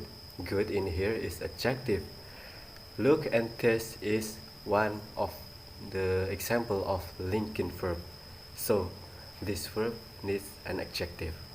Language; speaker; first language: English; non-native, learner; Indonesian